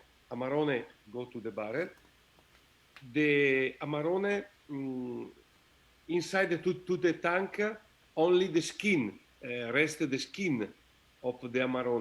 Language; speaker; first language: English; non-native, learner; Italian